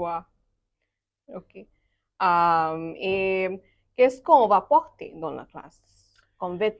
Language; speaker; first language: French; non-native, learner; Bangla